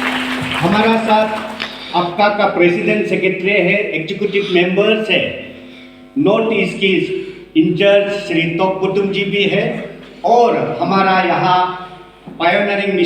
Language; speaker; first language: Hindi; non-native, local second language; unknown